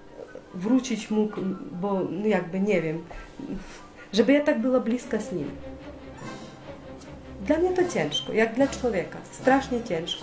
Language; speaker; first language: Polish; non-native, learner; Ukrainian